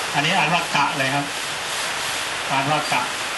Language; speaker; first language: Thai; native; Thai